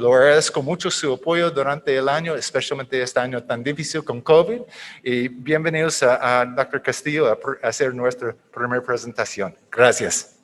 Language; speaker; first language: Spanish; non-native, fluent; English